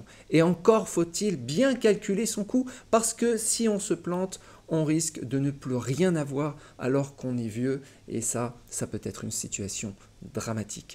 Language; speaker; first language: French; native; French